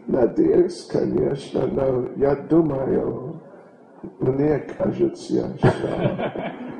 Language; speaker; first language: Russian; non-native, learner; English